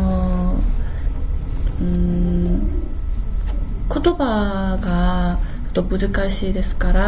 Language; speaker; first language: Japanese; non-native, learner; Korean